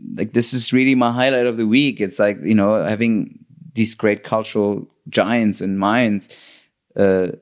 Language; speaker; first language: English; non-native, fluent; German